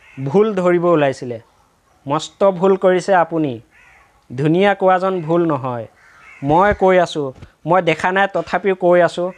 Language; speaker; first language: Assamese; non-native, local second language; Bangla